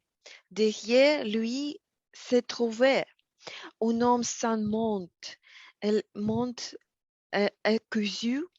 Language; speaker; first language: French; non-native, learner; Russian